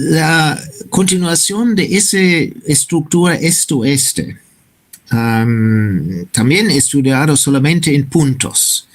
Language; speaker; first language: Spanish; non-native, fluent; German